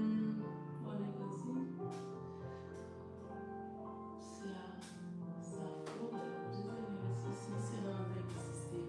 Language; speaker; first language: Dutch; non-native, learner; English